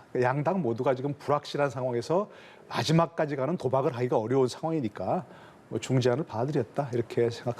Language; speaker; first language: Korean; native; Korean